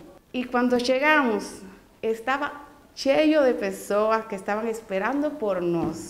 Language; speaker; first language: Portuguese; non-native, learner; Spanish